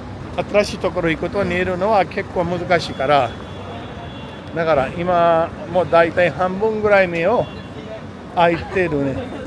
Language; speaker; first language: Japanese; non-native, fluent; Urdu